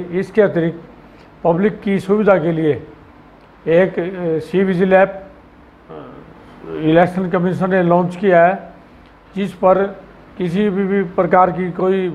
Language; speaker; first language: Hindi; native; Hindi